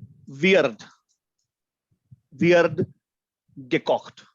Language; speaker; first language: German; non-native, fluent; Hindi